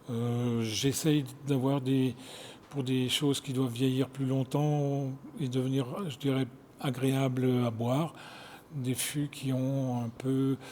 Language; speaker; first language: French; native; French